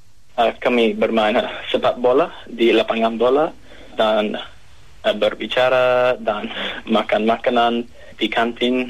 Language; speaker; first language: Indonesian; non-native, learner; English